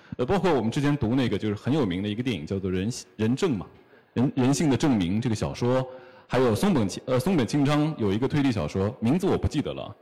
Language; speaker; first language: Chinese; native; Chinese